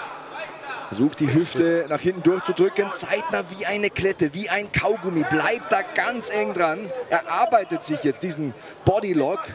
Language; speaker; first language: German; native; German